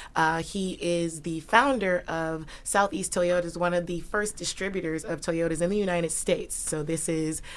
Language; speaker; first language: English; native; English